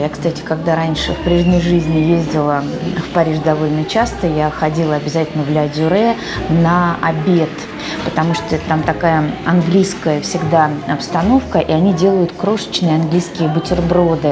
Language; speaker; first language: Russian; native; Russian